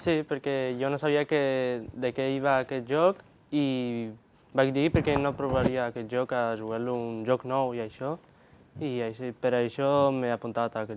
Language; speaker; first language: Catalan; non-native, learner; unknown